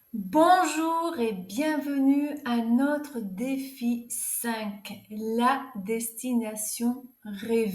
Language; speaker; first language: French; non-native, fluent; Portuguese